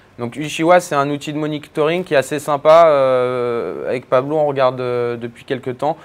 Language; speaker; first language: French; native; French